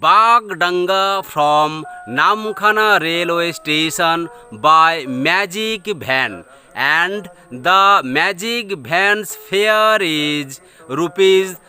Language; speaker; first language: English; non-native, local second language; Bangla